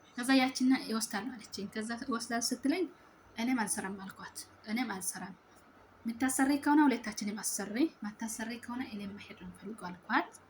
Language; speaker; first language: Amharic; native; Amharic